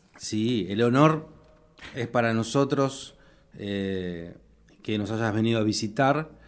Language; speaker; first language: Spanish; native; Spanish